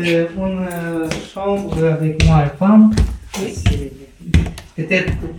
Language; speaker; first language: French; non-native, learner; Romanian